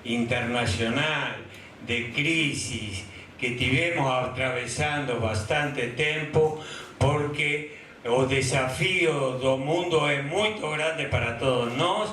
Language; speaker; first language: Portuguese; non-native, fluent; Spanish